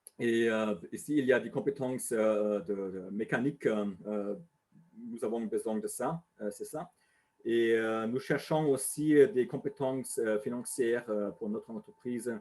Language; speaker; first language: French; non-native, learner; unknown